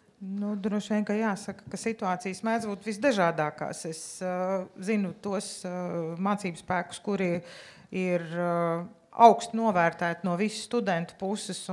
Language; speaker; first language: Latvian; native; Latvian